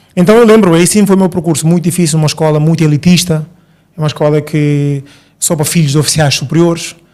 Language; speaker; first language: Portuguese; early bilingual, other home language; Upper Guinea Crioulo